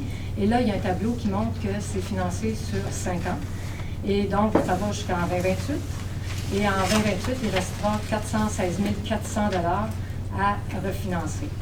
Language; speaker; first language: French; native; French